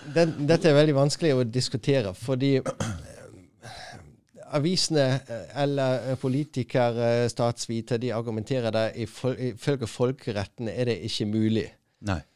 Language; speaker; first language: Norwegian; non-native, fluent; German